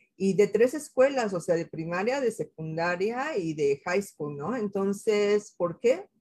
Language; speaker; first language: Spanish; native; Spanish